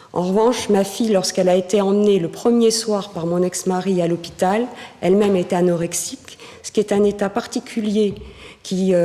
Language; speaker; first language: French; native; French